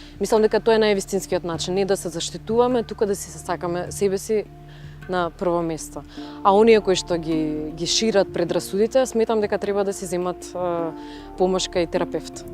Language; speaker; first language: Macedonian; early bilingual, other home language; Russian